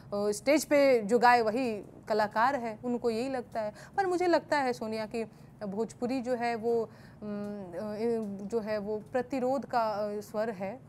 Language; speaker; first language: Hindi; native; Hindi